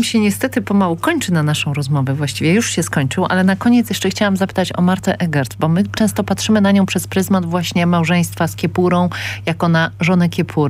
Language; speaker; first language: Polish; native; Polish